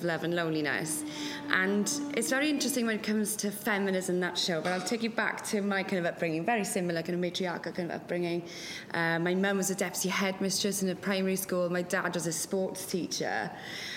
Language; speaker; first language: English; non-native, local second language; Welsh